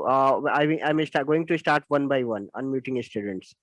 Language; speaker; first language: English; non-native, local second language; Hindi